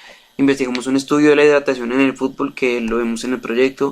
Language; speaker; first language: Spanish; native; Spanish